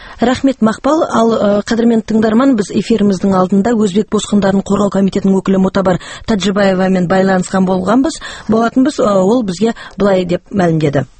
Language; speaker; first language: Kazakh; native; Kazakh